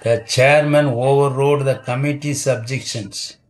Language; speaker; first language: English; non-native, local second language; Tamil